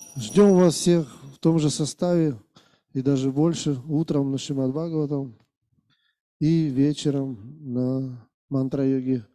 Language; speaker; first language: Russian; native; Russian